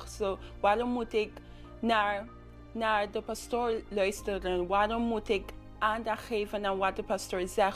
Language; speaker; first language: Dutch; non-native, local second language; English